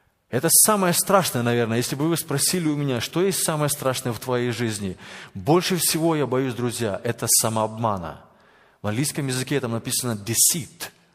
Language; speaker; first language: Russian; native; Russian